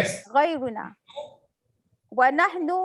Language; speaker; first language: Arabic; non-native, learner; Malay